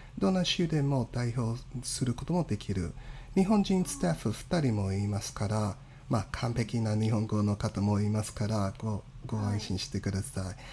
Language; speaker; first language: Japanese; non-native, fluent; English